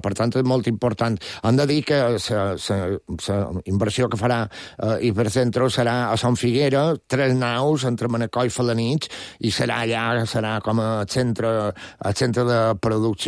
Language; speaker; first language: Catalan; native; Catalan